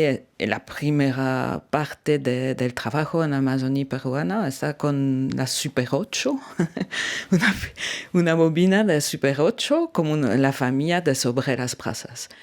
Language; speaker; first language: Spanish; non-native, fluent; French